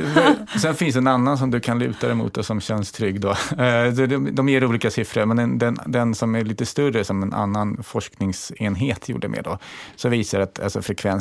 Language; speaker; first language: Swedish; native; Swedish